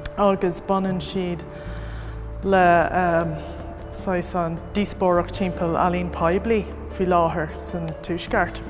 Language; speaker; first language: Irish; non-native, local second language; English